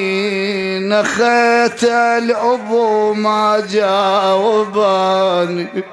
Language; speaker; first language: Arabic; native; Arabic